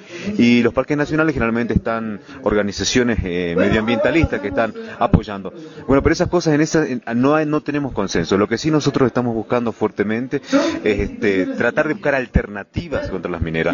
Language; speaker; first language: Spanish; native; Spanish